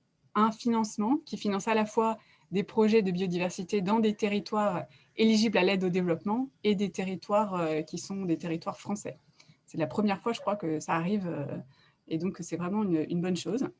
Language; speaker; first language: French; native; French